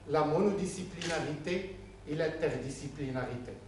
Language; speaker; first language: French; non-native, local second language; Arabic